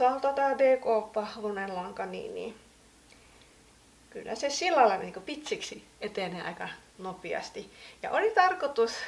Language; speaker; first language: Finnish; native; Finnish